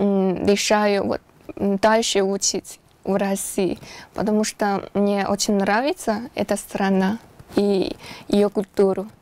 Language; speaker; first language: Russian; non-native, learner; Chinese